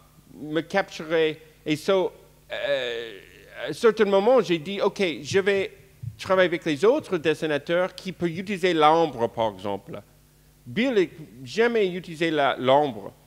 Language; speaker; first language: French; non-native, fluent; English